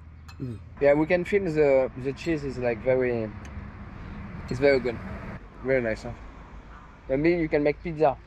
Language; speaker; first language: English; non-native, fluent; French